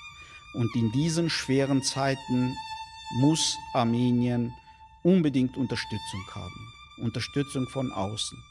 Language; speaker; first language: German; non-native, fluent; Armenian